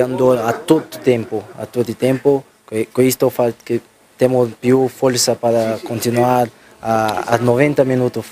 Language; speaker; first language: Italian; non-native, learner; Portuguese